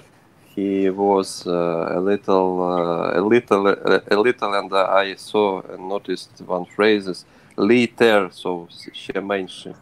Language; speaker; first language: English; non-native, learner; Ukrainian